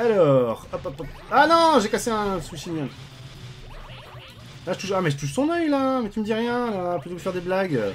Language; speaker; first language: French; native; French